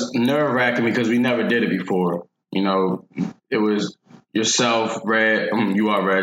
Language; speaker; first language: English; native; English